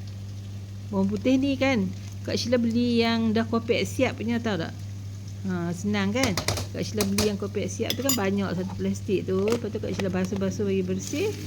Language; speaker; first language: Malay; native; Malay